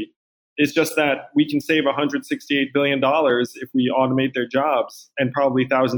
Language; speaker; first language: English; native; English